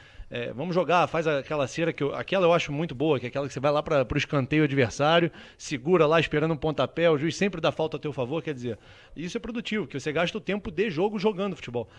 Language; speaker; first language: Portuguese; native; Portuguese